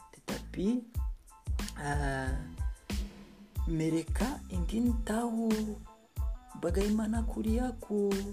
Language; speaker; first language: Indonesian; non-native, learner; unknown